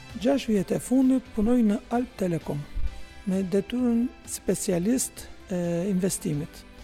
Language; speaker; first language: Albanian; non-native, fluent; Turkish